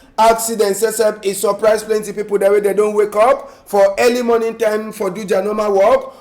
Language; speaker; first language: Nigerian Pidgin; native; Nigerian Pidgin